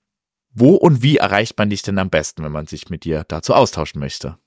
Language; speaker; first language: German; native; German